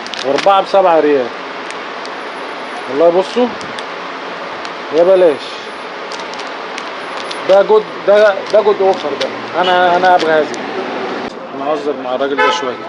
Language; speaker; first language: Arabic; native; Arabic